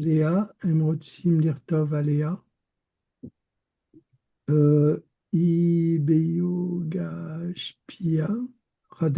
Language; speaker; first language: Hebrew; non-native, learner; French